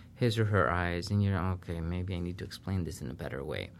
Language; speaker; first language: English; non-native, fluent; Spanish